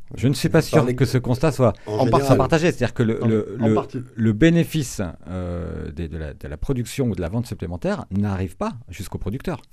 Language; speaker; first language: French; native; French